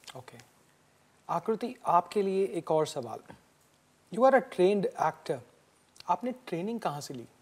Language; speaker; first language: Hindi; native; Hindi